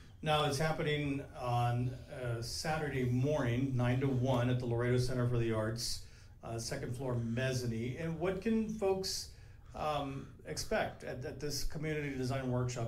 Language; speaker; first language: English; native; English